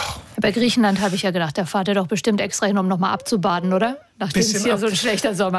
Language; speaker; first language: German; native; German